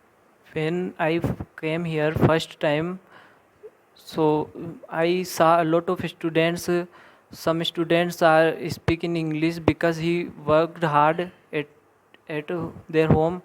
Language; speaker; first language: English; non-native, learner; Hindi